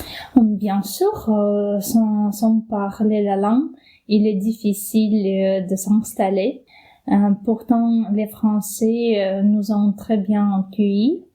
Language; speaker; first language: French; non-native, fluent; Ukrainian